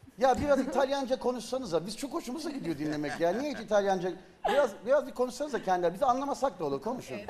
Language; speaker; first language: Turkish; native; Turkish